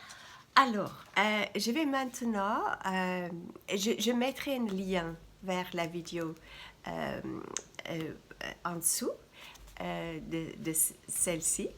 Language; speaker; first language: French; non-native, fluent; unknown